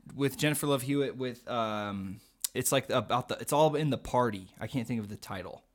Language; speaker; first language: English; native; English